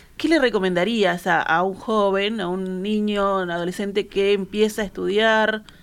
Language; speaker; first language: Spanish; native; Spanish